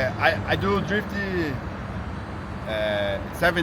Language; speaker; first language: English; non-native, learner; Portuguese